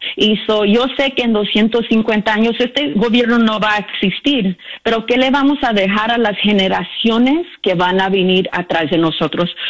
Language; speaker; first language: Spanish; early bilingual, heritage; Spanish